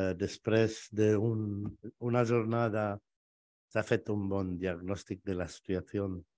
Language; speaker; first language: Catalan; non-native, fluent; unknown